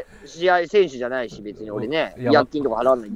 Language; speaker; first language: Japanese; native; Japanese